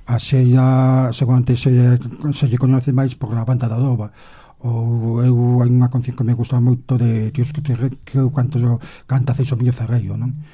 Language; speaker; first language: Galician; native; Galician